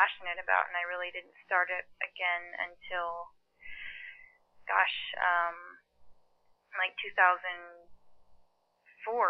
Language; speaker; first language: English; early bilingual, other home language; Chinese